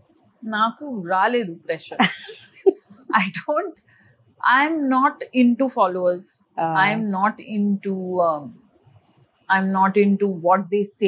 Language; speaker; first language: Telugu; non-native, learner; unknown